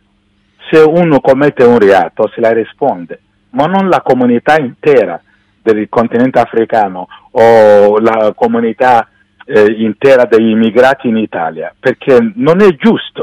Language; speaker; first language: Italian; non-native, fluent; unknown